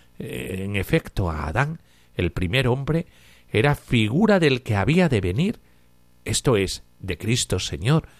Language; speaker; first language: Spanish; native; Spanish